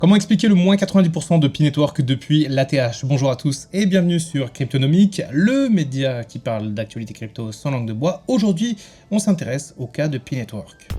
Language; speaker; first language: French; native; French